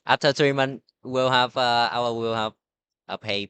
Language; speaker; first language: English; non-native, learner; Vietnamese